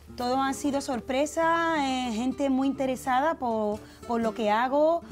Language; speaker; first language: Spanish; native; Spanish